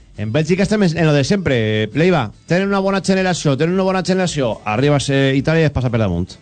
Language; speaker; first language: Catalan; native; Catalan